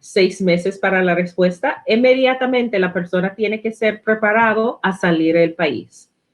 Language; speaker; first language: Spanish; non-native, learner; English